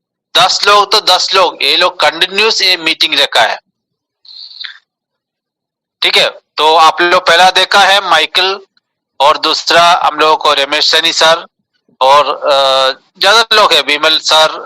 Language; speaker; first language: Hindi; non-native, local second language; Malayalam